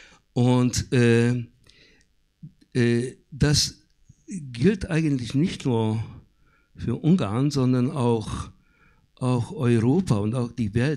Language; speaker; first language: German; non-native, fluent; Hungarian